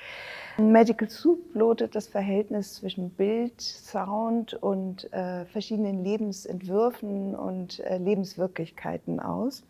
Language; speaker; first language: German; native; German